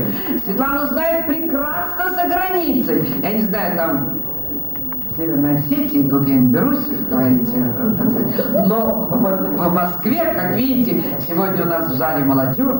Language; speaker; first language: Russian; native; Russian